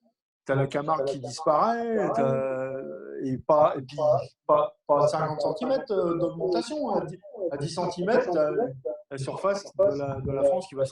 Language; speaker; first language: French; native; French